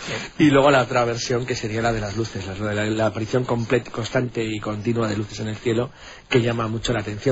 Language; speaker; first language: Spanish; native; Spanish